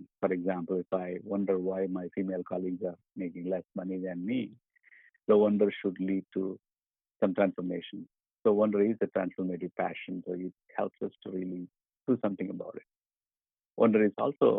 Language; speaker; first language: English; non-native, local second language; Tamil